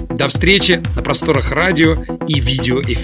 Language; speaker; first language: Russian; native; Russian